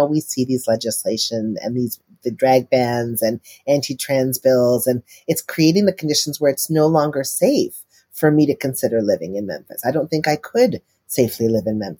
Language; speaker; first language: English; native; English